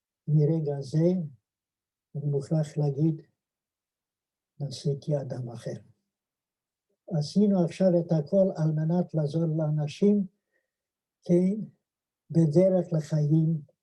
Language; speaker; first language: Hebrew; non-native, fluent; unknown